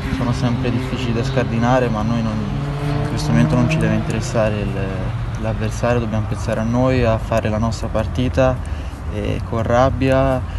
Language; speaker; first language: Italian; native; Italian